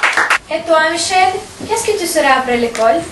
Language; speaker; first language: French; non-native, learner; Russian